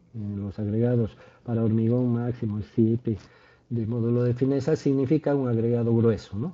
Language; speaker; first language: Spanish; native; Spanish